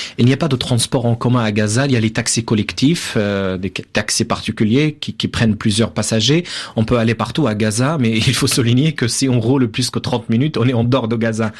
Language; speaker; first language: French; non-native, fluent; Arabic